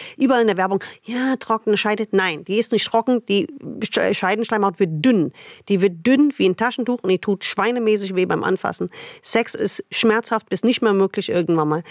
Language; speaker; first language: German; non-native, fluent; English